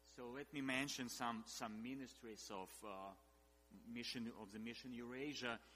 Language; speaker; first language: English; non-native, fluent; Russian